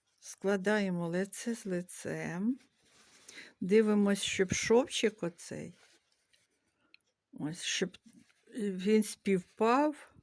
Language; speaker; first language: Ukrainian; native; Ukrainian